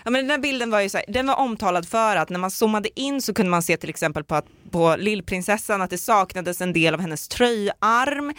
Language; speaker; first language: Swedish; native; Swedish